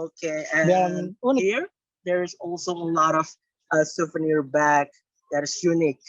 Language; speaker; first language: English; non-native, fluent; Indonesian